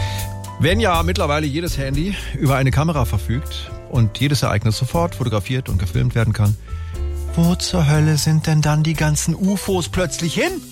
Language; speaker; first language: German; native; German